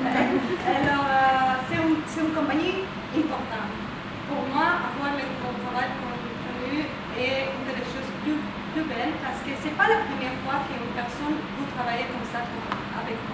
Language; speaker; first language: French; non-native, fluent; Spanish